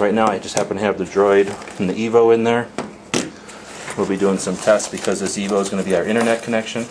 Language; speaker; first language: English; native; English